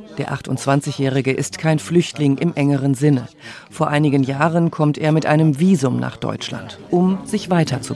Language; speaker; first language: German; native; German